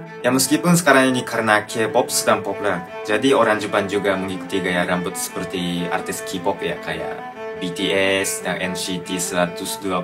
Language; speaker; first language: Indonesian; non-native, fluent; Japanese